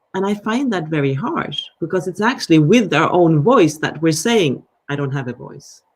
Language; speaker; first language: English; non-native, fluent; Danish